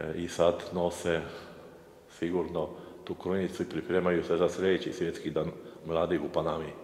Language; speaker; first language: Serbian; non-native, fluent; Polish